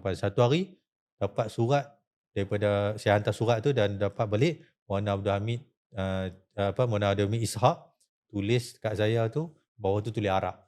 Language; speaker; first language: Malay; native; Malay